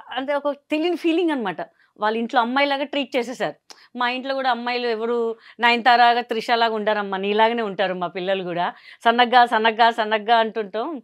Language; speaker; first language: Telugu; non-native, local second language; Hindi